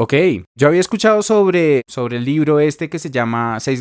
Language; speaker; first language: Spanish; native; Spanish